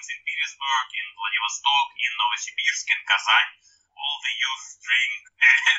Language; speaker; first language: English; non-native, fluent; Russian